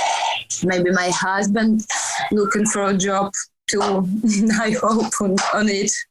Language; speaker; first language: English; non-native, learner; Ukrainian